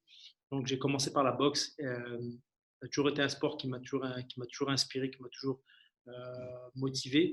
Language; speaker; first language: French; early bilingual, other home language; Arabic